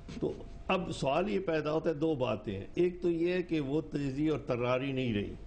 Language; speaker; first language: Urdu; non-native, local second language; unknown